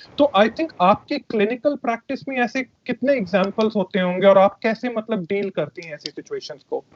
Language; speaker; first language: Hindi; native; Hindi